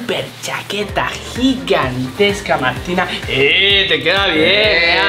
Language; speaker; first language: Spanish; native; Spanish